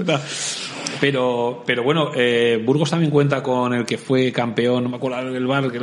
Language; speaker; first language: Spanish; native; Spanish